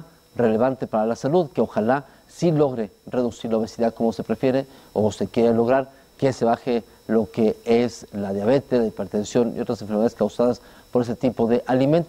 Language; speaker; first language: Spanish; native; Spanish